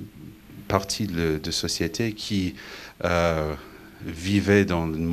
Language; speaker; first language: French; non-native, fluent; English